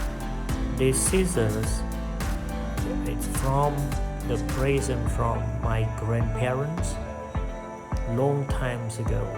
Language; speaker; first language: English; non-native, learner; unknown